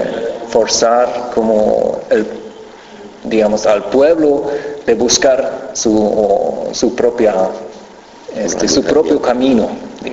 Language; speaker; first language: Spanish; non-native, fluent; German